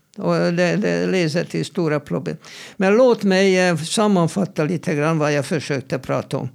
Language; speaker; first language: Swedish; non-native, fluent; Hebrew